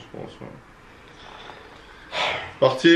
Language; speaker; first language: French; native; French